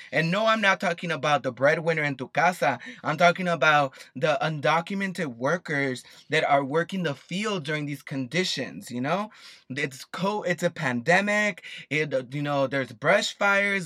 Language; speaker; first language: English; early bilingual, other home language; Spanish